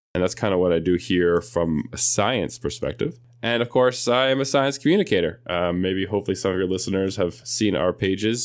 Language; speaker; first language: English; native; English